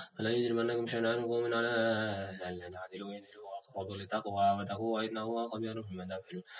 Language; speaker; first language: Arabic; non-native, learner; Indonesian